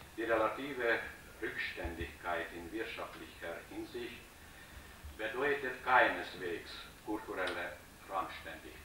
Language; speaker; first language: German; non-native, fluent; Hungarian